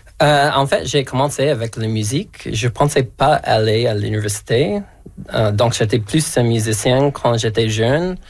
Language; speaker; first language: French; non-native, local second language; English